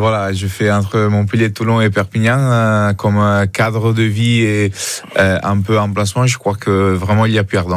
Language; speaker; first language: French; non-native, fluent; Italian